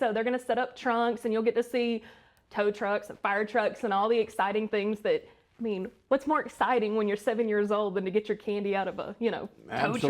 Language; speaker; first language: English; native; English